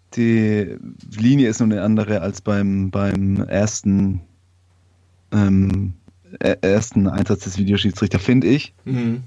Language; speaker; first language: German; native; German